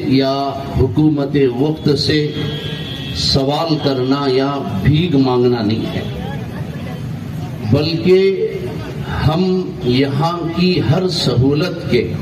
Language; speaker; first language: Urdu; native; Urdu